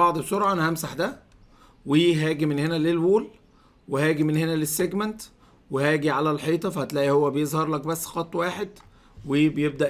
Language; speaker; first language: Arabic; native; Arabic